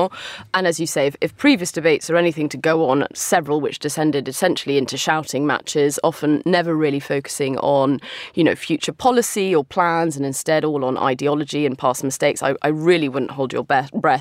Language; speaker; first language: English; native; English